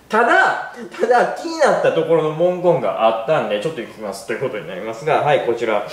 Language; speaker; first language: Japanese; native; Japanese